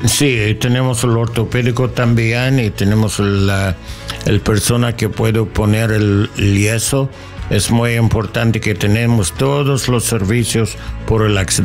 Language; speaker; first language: Spanish; non-native, learner; English